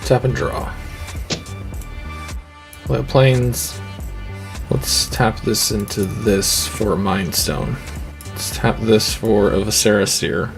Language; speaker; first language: English; native; English